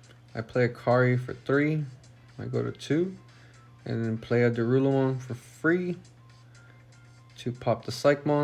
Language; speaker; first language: English; native; English